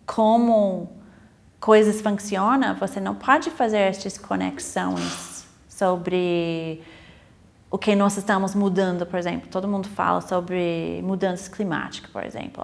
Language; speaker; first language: Portuguese; non-native, fluent; English